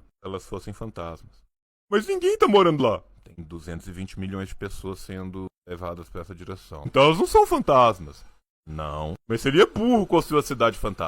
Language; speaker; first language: Portuguese; native; Portuguese